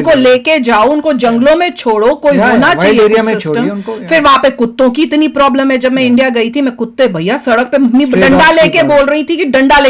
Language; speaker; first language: Hindi; native; Hindi